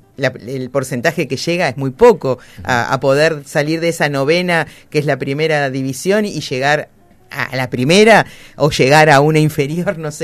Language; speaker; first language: Spanish; native; Spanish